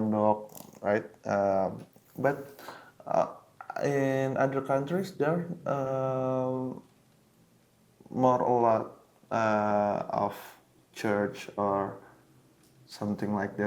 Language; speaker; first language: English; non-native, local second language; Indonesian